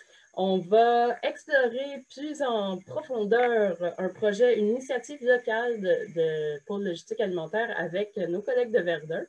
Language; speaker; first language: French; native; French